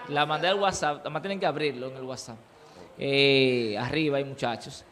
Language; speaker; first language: Spanish; native; Spanish